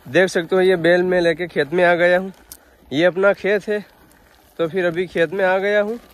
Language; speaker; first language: Hindi; non-native, local second language; Bhili